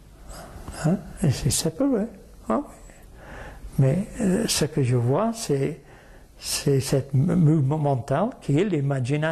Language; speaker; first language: French; non-native, fluent; English